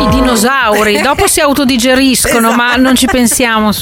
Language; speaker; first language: Italian; native; Italian